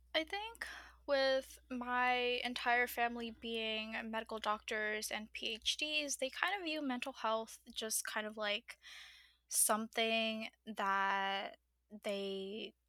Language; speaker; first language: English; non-native, fluent; Burmese